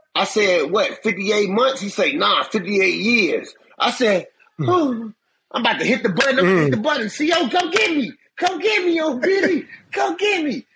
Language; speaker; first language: English; native; English